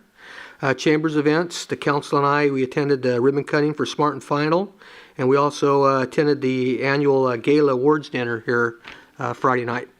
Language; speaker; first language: English; native; English